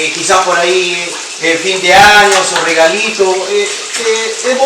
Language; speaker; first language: Spanish; native; Spanish